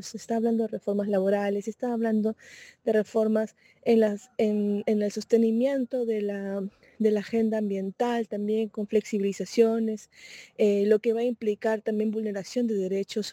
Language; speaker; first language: Spanish; native; Spanish